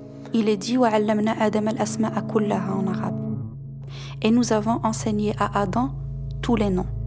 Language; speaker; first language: French; non-native, local second language; Arabic